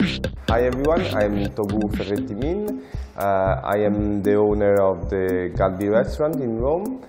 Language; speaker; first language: English; non-native, fluent; Italian